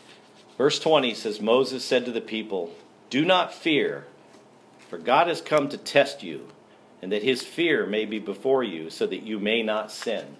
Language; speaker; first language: English; native; English